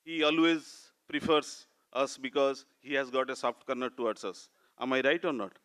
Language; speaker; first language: English; non-native, local second language; Odia